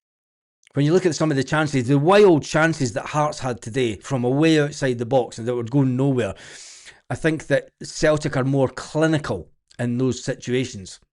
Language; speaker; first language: English; native; English